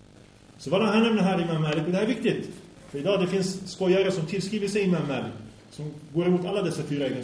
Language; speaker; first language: Swedish; early bilingual, other home language; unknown